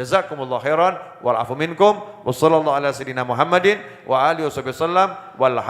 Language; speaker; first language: Indonesian; native; Indonesian